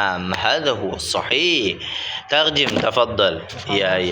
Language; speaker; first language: Arabic; non-native, fluent; Indonesian